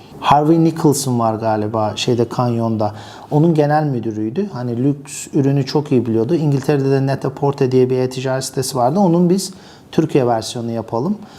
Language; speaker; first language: Turkish; early bilingual, other home language; English